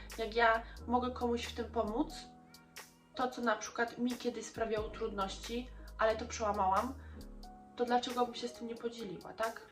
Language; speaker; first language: Polish; early bilingual, heritage; Polish